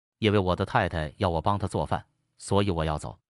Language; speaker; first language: Chinese; non-native, learner; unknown